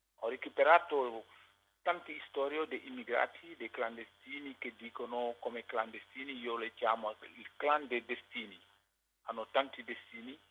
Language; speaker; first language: Italian; non-native, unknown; Wolof